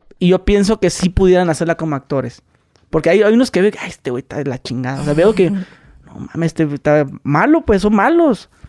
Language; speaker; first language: Spanish; native; Spanish